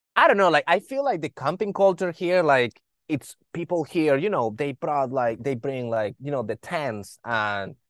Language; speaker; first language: English; non-native, fluent; Spanish